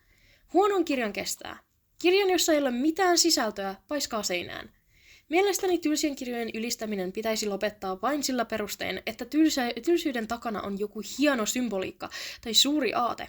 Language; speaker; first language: Finnish; native; Finnish